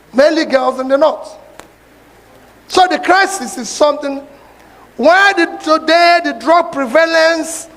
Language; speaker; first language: English; non-native, local second language; Igbo